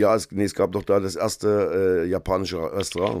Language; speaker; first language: German; native; German